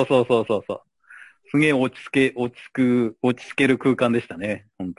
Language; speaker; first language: Japanese; native; Japanese